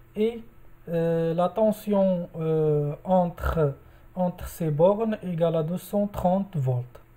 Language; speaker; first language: French; non-native, local second language; Arabic